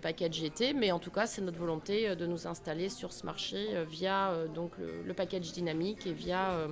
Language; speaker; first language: French; native; French